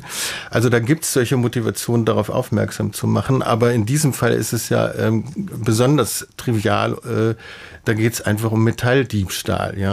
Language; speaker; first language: German; native; German